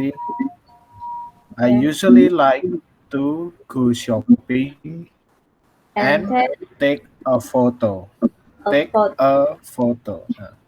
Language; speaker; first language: English; non-native, fluent; Indonesian